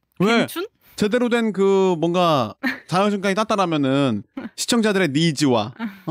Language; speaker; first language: Korean; native; Korean